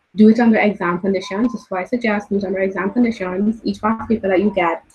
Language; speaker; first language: English; native; English